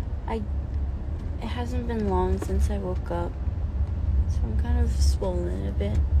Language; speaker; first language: English; early bilingual, other home language; Korean